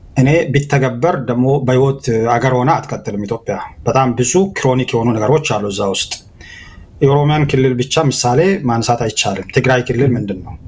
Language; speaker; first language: Amharic; non-native, local second language; Hadiyya